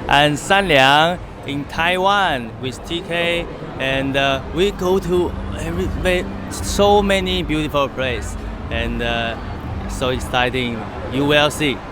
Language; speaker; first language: English; non-native, learner; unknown